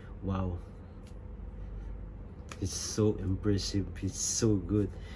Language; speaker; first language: English; non-native, local second language; Filipino